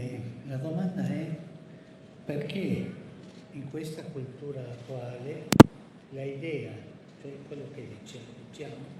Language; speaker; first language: Italian; non-native, fluent; Spanish